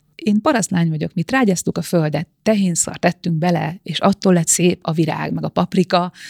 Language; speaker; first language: Hungarian; native; Hungarian